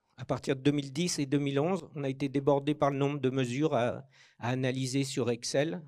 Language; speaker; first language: French; native; French